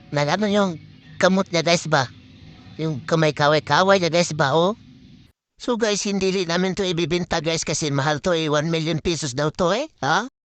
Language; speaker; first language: Filipino; non-native, local second language; Cebuano